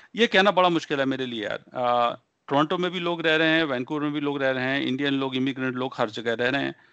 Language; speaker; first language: Hindi; native; Hindi